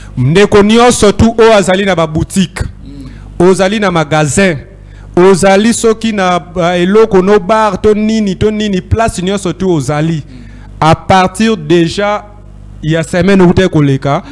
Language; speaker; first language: Lingala; native; Lingala